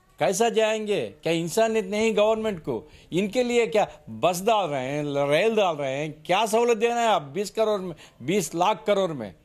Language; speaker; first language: Hindi; non-native, local second language; Urdu